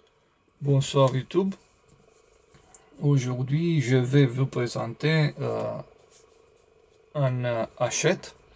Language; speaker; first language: French; non-native, learner; Romanian